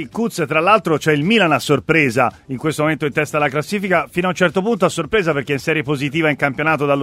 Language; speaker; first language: Italian; native; Italian